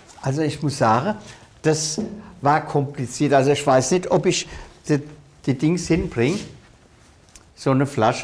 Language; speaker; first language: German; native; German